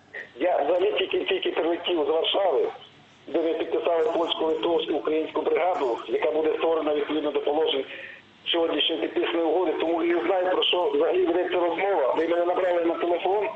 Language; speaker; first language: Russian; non-native, local second language; Ukrainian